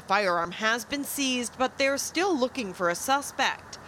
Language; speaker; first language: English; non-native, fluent; Russian